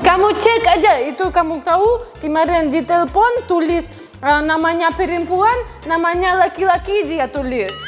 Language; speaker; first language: Indonesian; non-native, learner; Russian